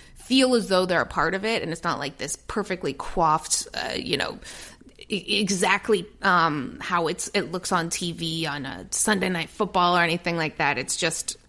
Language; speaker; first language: English; native; English